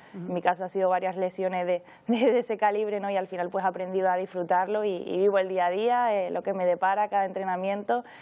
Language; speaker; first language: Spanish; native; Spanish